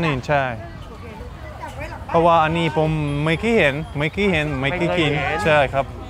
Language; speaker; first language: Thai; non-native, learner; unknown